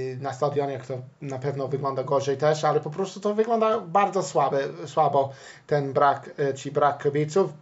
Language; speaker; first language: Polish; non-native, fluent; English